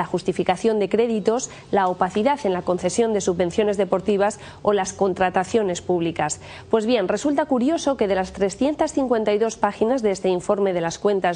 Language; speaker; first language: Spanish; native; Spanish